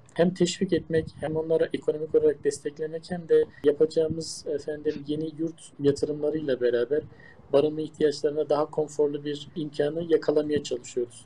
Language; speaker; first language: Turkish; native; Turkish